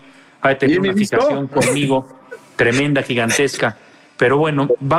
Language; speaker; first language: Spanish; native; Spanish